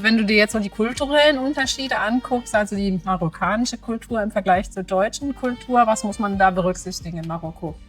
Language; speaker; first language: German; native; German